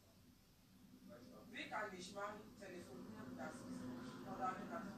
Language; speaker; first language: German; non-native, learner; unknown